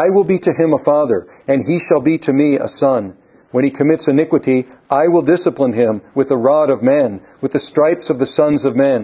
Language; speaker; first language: English; native; English